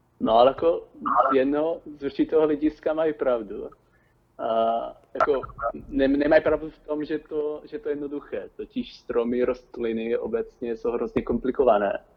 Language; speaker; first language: Czech; non-native, fluent; Italian